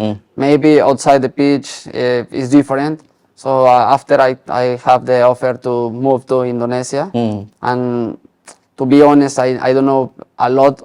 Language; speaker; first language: English; non-native, learner; Spanish